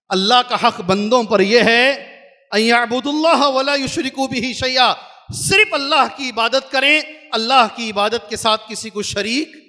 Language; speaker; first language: Hindi; non-native, local second language; Urdu